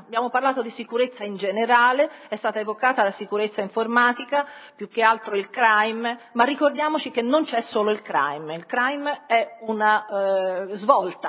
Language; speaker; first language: Italian; native; Italian